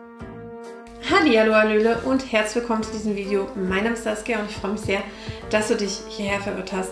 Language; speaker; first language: German; native; German